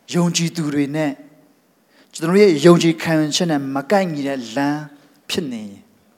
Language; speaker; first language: Burmese; non-native, local second language; Hakha Chin